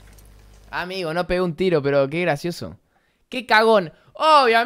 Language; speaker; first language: Spanish; native; Spanish